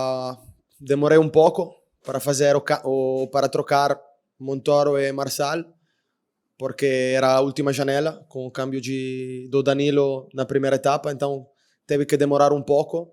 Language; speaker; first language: Portuguese; non-native, fluent; Italian